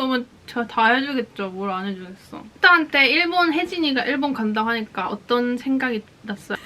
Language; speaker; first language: Korean; native; Korean